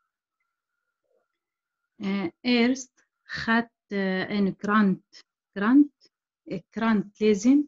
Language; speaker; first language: Dutch; non-native, learner; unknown